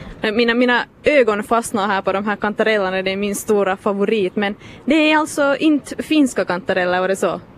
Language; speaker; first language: Swedish; native; Swedish